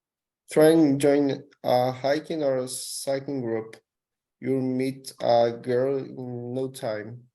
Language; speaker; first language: English; non-native, learner; Portuguese